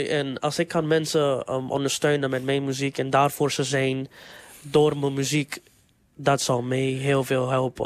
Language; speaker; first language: Dutch; non-native, local second language; English